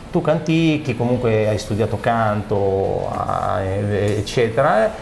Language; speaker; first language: Italian; native; Italian